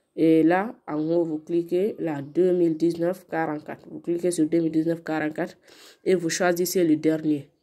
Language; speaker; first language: French; non-native, local second language; Fula